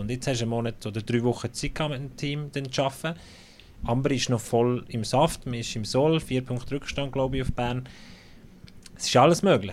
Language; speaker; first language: German; native; German